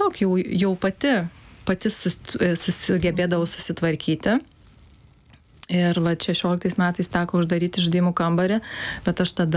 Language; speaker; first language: Lithuanian; native; Lithuanian